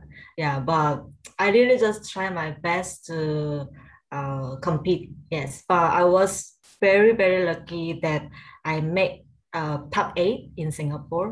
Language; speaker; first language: English; non-native, learner; Korean